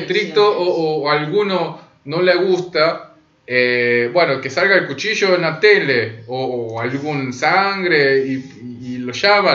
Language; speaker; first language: Spanish; early bilingual, other home language; Korean